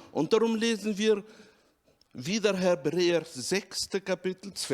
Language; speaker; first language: German; non-native, fluent; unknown